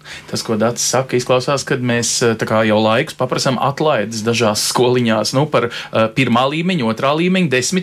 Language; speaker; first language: Latvian; native; Latvian